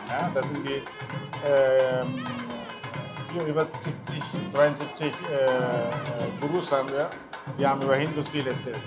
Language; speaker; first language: German; non-native, fluent; Tamil